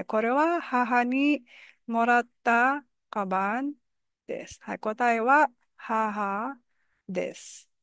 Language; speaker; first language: Japanese; non-native, fluent; Filipino